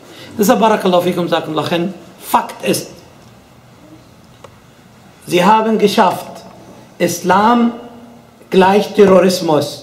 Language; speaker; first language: German; non-native, fluent; Arabic